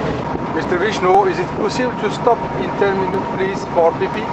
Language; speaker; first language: English; non-native, learner; Berber languages